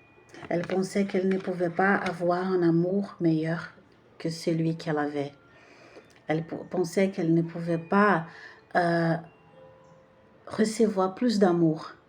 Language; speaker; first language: French; non-native, fluent; Portuguese